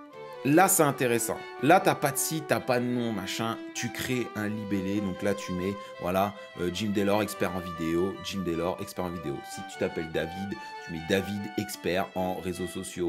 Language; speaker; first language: French; native; French